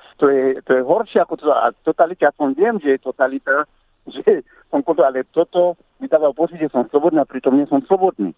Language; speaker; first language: Slovak; non-native, fluent; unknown